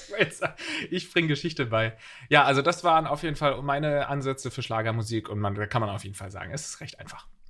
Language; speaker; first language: German; native; German